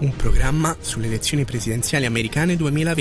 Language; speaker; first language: Italian; native; Italian